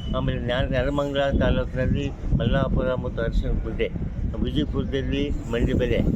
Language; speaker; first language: Kannada; native; Kannada